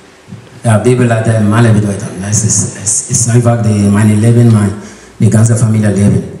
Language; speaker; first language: German; non-native, learner; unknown